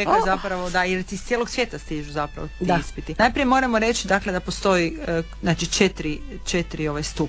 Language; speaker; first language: Serbian; native; Serbian